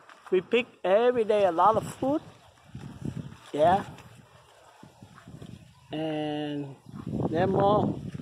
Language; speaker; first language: English; non-native, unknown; Vietnamese